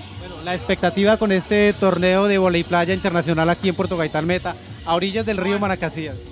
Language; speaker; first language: Spanish; native; Spanish